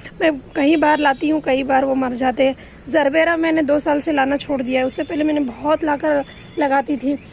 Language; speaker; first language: Hindi; native; Hindi